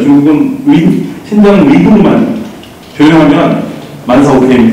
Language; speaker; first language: Korean; native; Korean